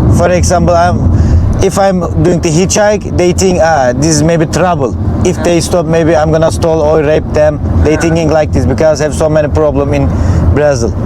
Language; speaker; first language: English; non-native, learner; Turkish